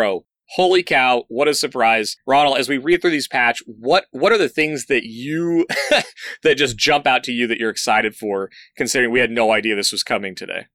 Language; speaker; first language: English; native; English